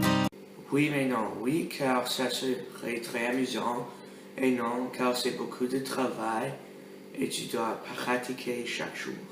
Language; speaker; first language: French; non-native, learner; English